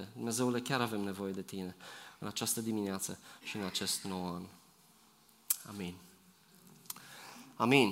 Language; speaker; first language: Romanian; native; Romanian